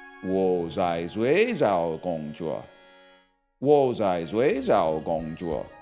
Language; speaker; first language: Chinese; non-native, learner; English